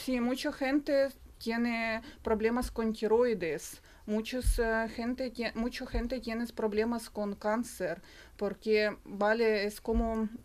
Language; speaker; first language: Spanish; non-native, learner; Ukrainian